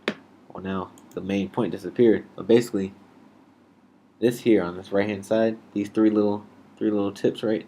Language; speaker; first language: English; native; English